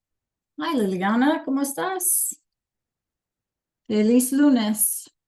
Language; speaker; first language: Spanish; non-native, fluent; English